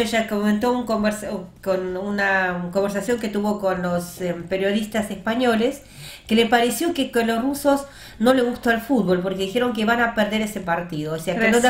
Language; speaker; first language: Spanish; early bilingual, heritage; Russian